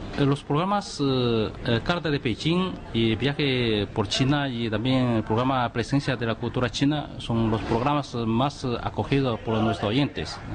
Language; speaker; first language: Spanish; non-native, fluent; Chinese